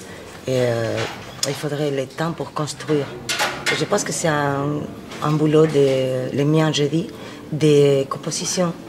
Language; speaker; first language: French; non-native, fluent; Spanish